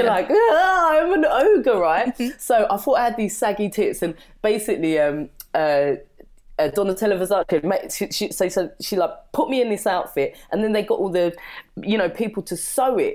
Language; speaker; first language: English; native; English